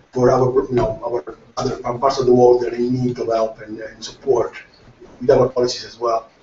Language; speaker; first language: English; non-native, fluent; Italian